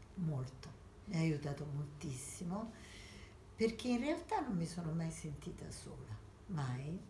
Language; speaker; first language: Italian; early bilingual, other home language; Armenian